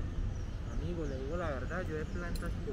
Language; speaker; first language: Spanish; native; Spanish